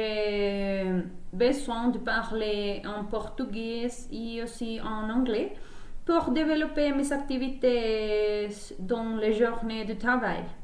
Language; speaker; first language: French; non-native, learner; Spanish